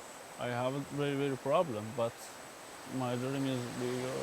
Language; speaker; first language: English; non-native, learner; Persian